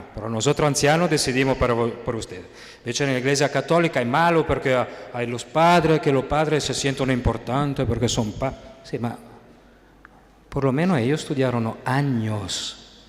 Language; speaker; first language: Spanish; non-native, fluent; Italian